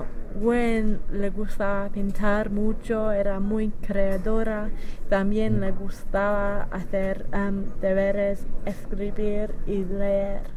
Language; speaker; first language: Spanish; non-native, learner; English